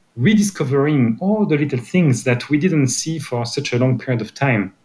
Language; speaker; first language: English; non-native, fluent; French